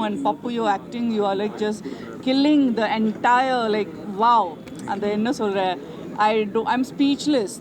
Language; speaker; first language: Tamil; non-native, fluent; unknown